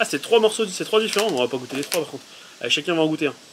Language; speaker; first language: French; native; French